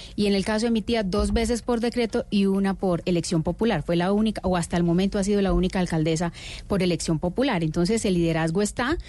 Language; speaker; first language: Spanish; native; Spanish